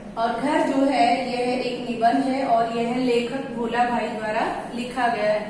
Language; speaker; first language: Hindi; non-native, local second language; Gujarati